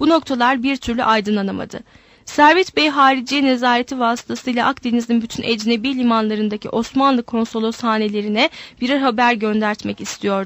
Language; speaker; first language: Turkish; native; Turkish